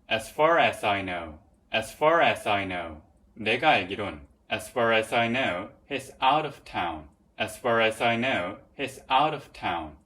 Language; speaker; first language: English; non-native, fluent; Korean